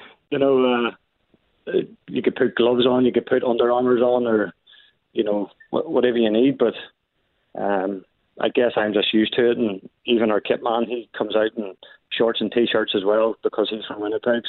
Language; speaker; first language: English; native; English